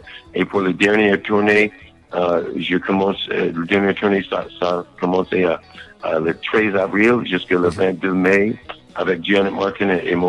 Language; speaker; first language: French; non-native, learner; English